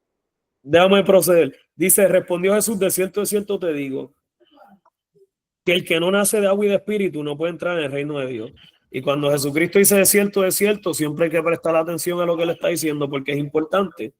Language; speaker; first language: Spanish; native; Spanish